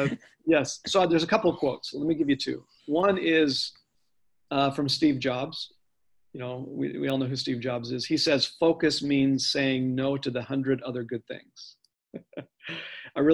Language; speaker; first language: English; native; English